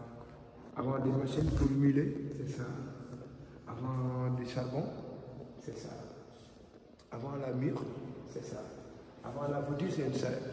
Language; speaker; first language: French; non-native, local second language; Wolof